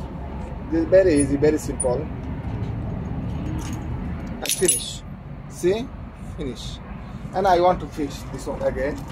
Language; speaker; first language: English; non-native, learner; Bangla